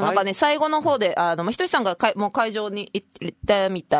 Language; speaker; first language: Japanese; native; Japanese